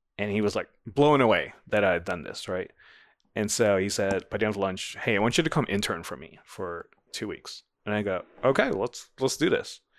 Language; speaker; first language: English; non-native, fluent; Vietnamese